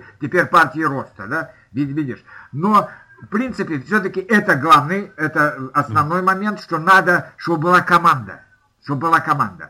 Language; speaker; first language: Russian; native; Russian